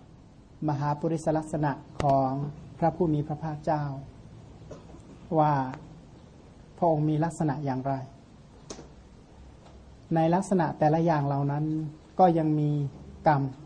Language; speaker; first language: Thai; non-native, local second language; Khmer